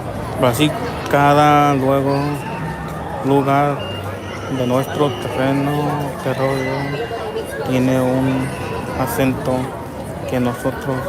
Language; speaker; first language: Spanish; early bilingual, heritage; Spanish